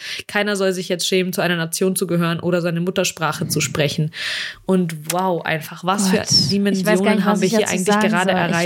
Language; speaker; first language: German; early bilingual, other home language; Russian